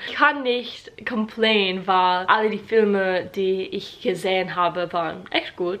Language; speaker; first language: German; non-native, learner; English